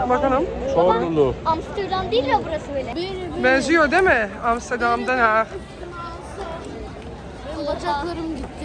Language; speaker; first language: Turkish; early bilingual, heritage; Turkish